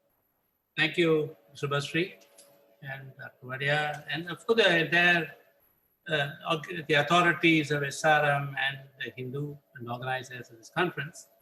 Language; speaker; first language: English; non-native, local second language; Tamil